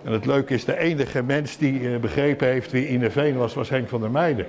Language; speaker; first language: Dutch; native; Dutch